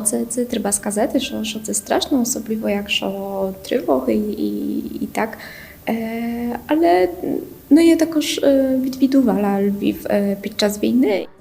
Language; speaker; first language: Ukrainian; non-native, learner; Polish